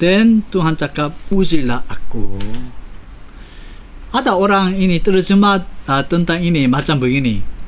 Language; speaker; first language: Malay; non-native, fluent; Korean